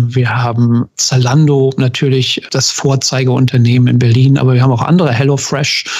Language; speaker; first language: German; native; German